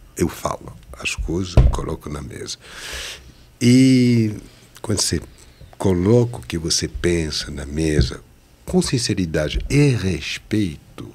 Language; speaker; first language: Portuguese; non-native, fluent; French